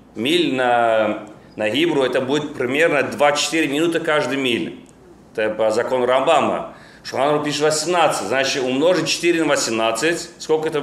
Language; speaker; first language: Russian; non-native, local second language; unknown